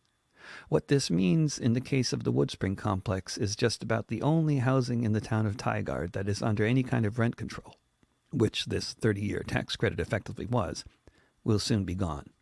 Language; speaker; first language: English; native; English